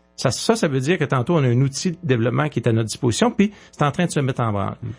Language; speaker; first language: French; native; French